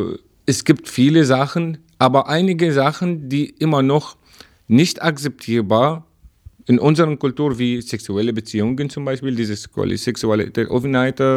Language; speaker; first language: German; non-native, learner; Arabic